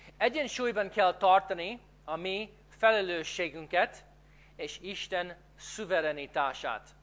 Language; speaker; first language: Hungarian; non-native, fluent; English